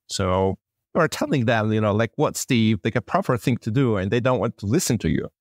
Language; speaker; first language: English; non-native, fluent; Polish